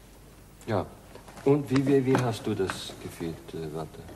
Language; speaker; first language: German; non-native, fluent; Swedish